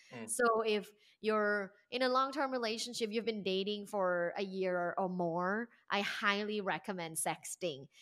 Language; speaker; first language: English; non-native, fluent; Thai